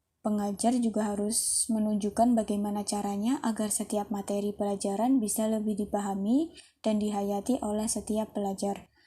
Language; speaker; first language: Indonesian; native; Indonesian